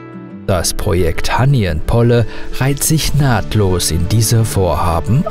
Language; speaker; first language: German; native; German